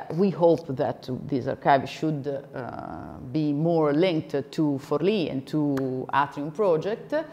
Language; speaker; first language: English; non-native, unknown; Italian